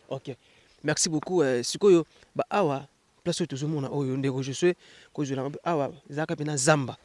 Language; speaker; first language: Lingala; native; Lingala